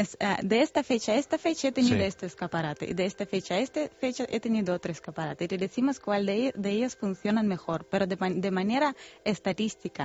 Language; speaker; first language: Spanish; non-native, fluent; Bulgarian